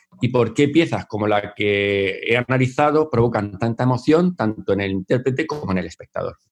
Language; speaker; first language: Spanish; native; Spanish